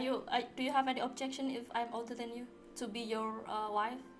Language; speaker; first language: English; non-native, learner; Indonesian